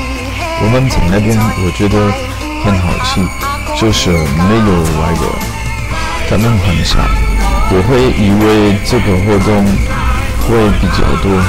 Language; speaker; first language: Chinese; non-native, learner; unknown